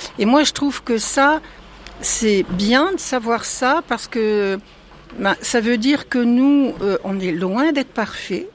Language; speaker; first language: French; native; French